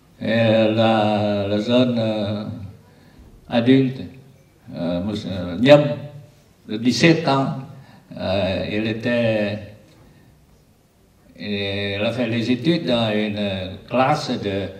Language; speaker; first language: French; non-native, learner; Vietnamese